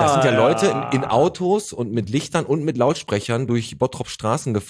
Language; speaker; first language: German; native; German